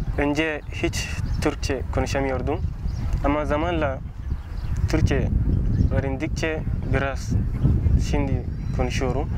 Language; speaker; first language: Turkish; non-native, learner; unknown